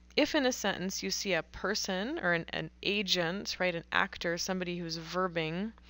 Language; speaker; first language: English; native; English